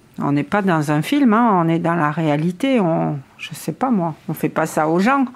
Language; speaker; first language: French; native; French